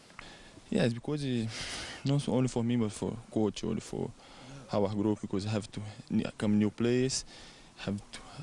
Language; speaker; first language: English; non-native, learner; Portuguese